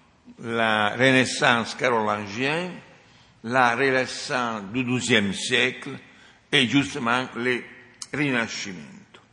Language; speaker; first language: French; non-native, fluent; Italian